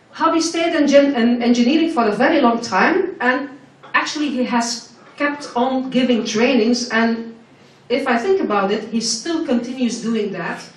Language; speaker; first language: English; non-native, fluent; Dutch